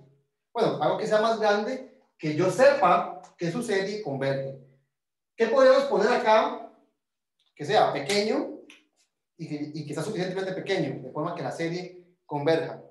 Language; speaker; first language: Spanish; native; Spanish